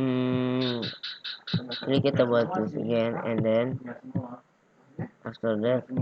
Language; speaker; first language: English; non-native, learner; Indonesian